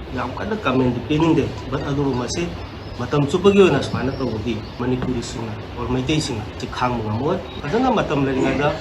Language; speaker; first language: Manipuri; native; Manipuri